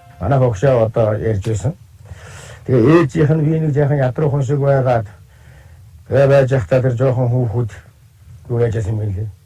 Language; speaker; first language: Mongolian; native; Mongolian